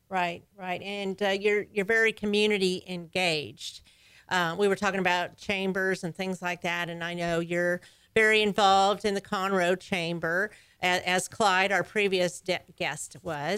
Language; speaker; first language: English; native; English